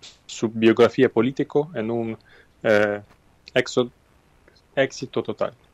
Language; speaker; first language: Spanish; non-native, fluent; Ukrainian